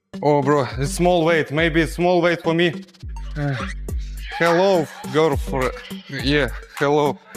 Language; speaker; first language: English; non-native, learner; Russian